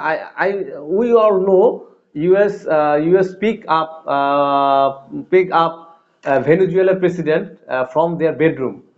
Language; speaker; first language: English; non-native, learner; Bangla